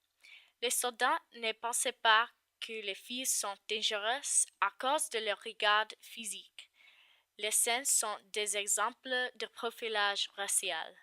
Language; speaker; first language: French; non-native, fluent; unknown